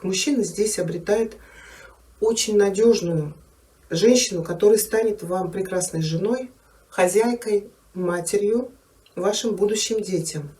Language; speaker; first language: Russian; native; Russian